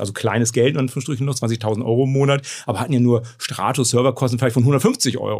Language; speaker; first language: German; native; German